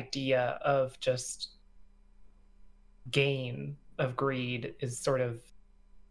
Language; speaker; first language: English; native; English